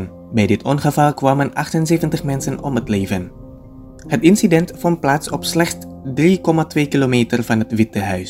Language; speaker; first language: Dutch; non-native, fluent; Indonesian